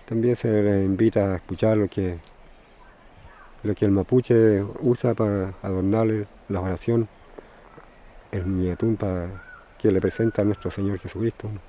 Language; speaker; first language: Spanish; non-native, local second language; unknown